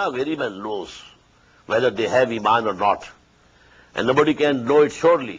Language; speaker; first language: English; non-native, local second language; Urdu